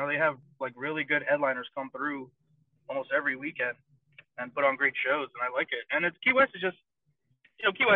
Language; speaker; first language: English; native; English